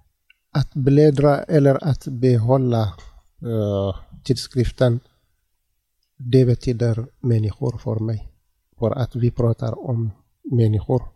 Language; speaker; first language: Swedish; non-native, learner; Tigrinya